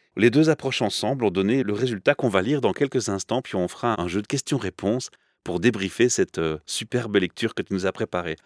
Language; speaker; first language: French; native; French